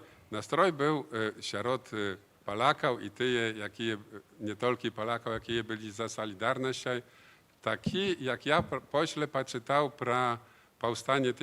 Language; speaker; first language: Polish; non-native, learner; Belarusian